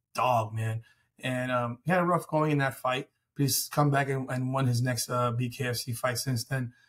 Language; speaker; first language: English; early bilingual, other home language; Spanish